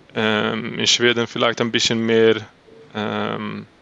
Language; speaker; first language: German; non-native, learner; Swedish